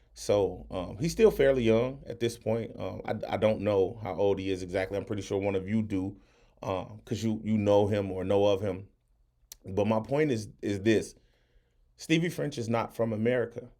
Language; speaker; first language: English; native; English